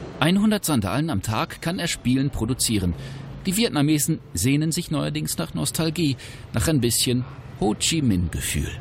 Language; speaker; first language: German; native; German